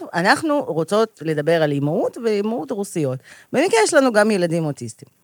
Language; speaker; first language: Hebrew; early bilingual, other home language; Russian